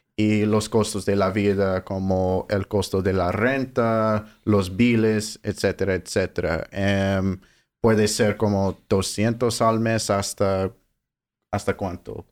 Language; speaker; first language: Spanish; non-native, fluent; English